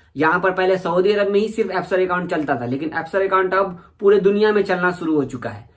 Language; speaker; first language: Hindi; native; Hindi